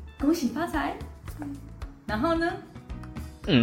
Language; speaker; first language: Chinese; native; Chinese